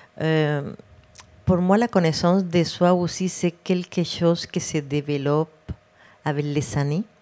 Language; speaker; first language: French; non-native, fluent; Spanish